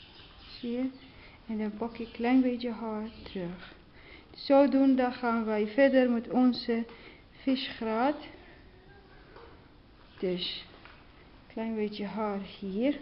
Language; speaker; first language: Dutch; non-native, learner; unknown